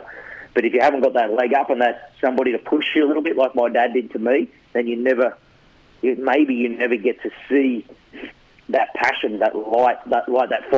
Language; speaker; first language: English; native; English